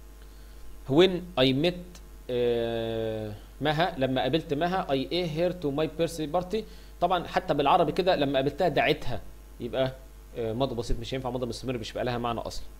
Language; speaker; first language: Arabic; native; Arabic